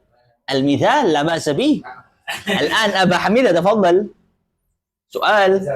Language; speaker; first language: Arabic; non-native, fluent; Indonesian